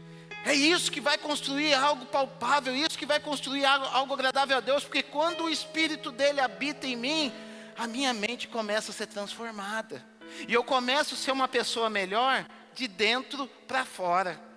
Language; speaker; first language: Portuguese; native; Portuguese